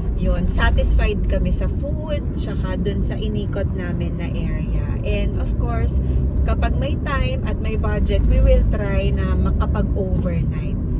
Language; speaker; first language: Filipino; non-native, local second language; Iloko